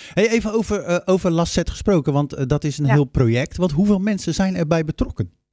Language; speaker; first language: Dutch; native; Dutch